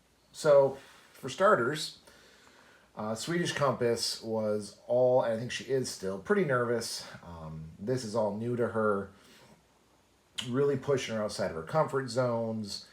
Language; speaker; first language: English; native; English